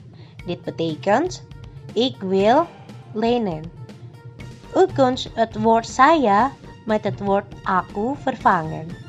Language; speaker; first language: Dutch; non-native, fluent; Indonesian